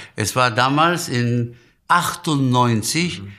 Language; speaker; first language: German; non-native, fluent; Spanish